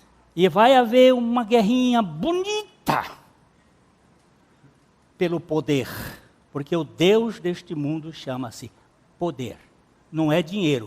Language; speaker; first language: Portuguese; native; Portuguese